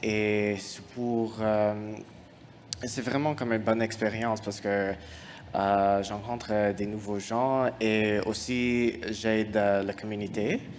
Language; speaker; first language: French; non-native, fluent; English